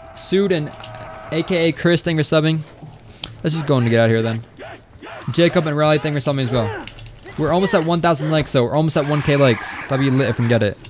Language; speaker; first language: English; native; English